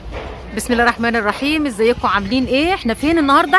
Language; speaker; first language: Arabic; native; Arabic